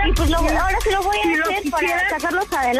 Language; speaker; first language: Spanish; native; Spanish